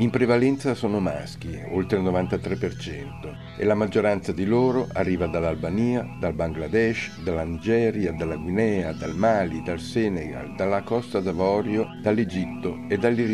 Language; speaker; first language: Italian; native; Italian